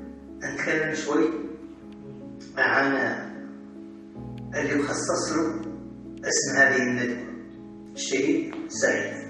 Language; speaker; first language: Arabic; native; Arabic